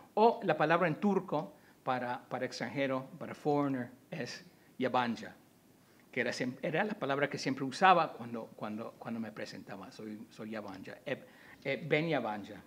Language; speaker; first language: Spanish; early bilingual, heritage; Spanish